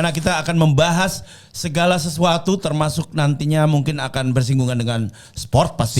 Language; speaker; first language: Indonesian; native; Indonesian